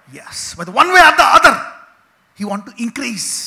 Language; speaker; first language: English; non-native, local second language; Telugu